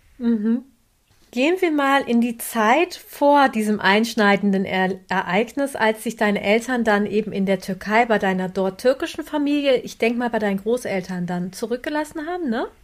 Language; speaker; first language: German; early bilingual, other home language; Turkish